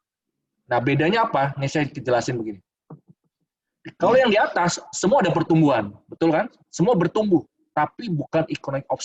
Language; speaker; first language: Indonesian; native; Indonesian